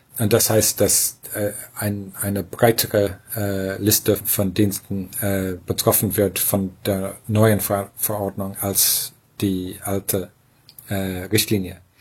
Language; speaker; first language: German; non-native, fluent; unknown